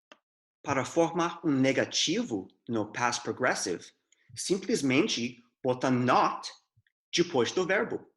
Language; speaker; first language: Portuguese; non-native, fluent; English